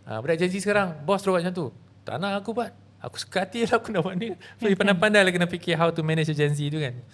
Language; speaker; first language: Malay; native; Malay